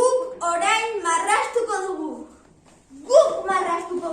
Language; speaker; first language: Basque; non-native, learner; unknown